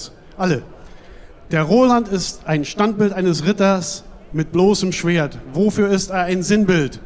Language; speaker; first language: German; native; German